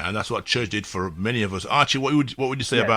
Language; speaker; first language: English; native; English